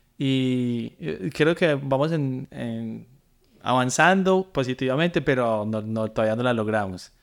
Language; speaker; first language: Spanish; native; Spanish